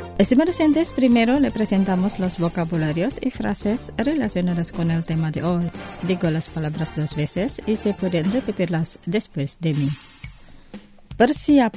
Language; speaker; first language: Spanish; non-native, local second language; Indonesian